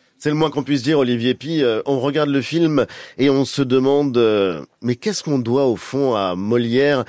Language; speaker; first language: French; native; French